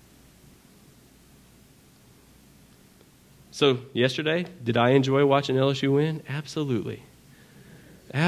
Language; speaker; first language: English; native; English